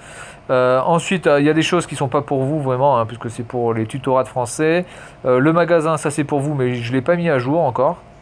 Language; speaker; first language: French; native; French